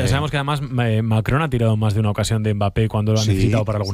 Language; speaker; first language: Spanish; native; Spanish